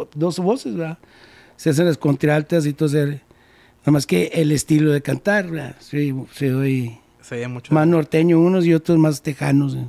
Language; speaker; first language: Spanish; early bilingual, heritage; Spanish